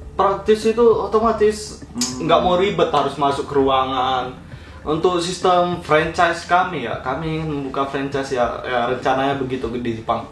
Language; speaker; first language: Indonesian; native; Indonesian